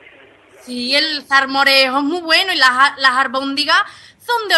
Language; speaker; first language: Spanish; native; Spanish